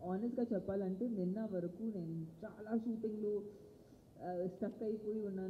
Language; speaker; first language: Telugu; non-native, fluent; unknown